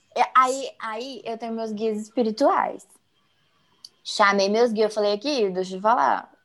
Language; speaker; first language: Portuguese; native; Portuguese